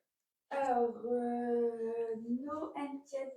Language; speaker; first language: Spanish; non-native, learner; French